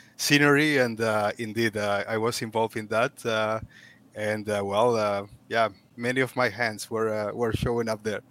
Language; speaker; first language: English; non-native, fluent; Spanish